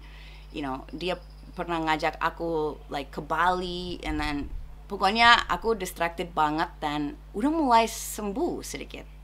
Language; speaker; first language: Indonesian; non-native, fluent; English